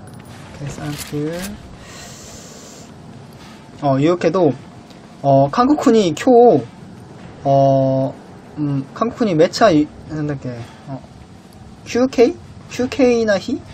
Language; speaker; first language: Japanese; non-native, learner; Korean